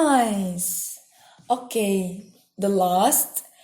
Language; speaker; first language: English; non-native, fluent; Indonesian